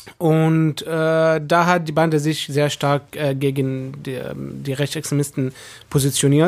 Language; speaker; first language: German; non-native, fluent; Arabic